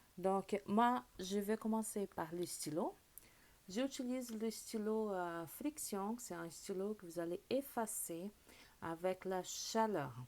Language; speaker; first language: French; non-native, fluent; Portuguese